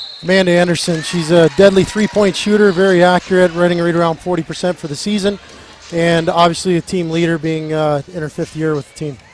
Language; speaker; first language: English; native; English